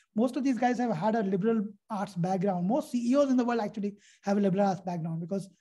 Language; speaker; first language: English; non-native, local second language; Hindi